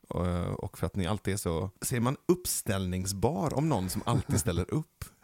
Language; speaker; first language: Swedish; early bilingual, other home language; Persian